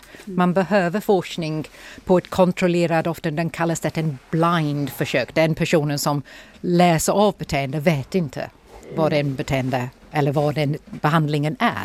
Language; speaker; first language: Swedish; non-native, fluent; English